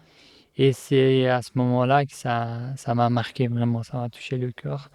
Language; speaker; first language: French; non-native, fluent; Persian